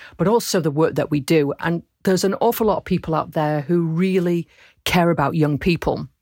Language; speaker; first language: English; native; English